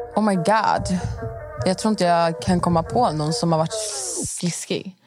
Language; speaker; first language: Swedish; early bilingual, other home language; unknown